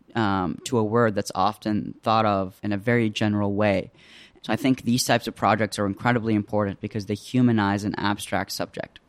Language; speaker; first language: English; early bilingual, other home language; Arabic